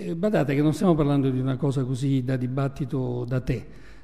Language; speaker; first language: Italian; native; Italian